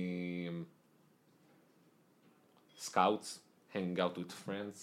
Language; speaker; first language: English; non-native, fluent; Hebrew